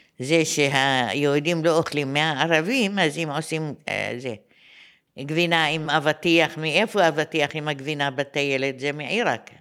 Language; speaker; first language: Hebrew; non-native, fluent; Arabic